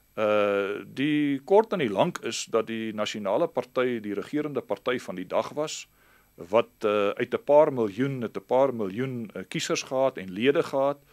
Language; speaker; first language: Afrikaans; native; Afrikaans